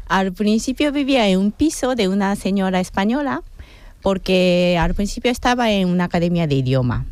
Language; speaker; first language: Spanish; non-native, fluent; Japanese